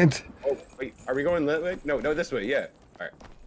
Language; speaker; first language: English; native; English